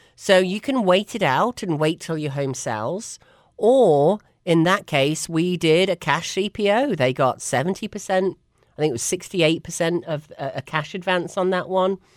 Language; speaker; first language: English; native; English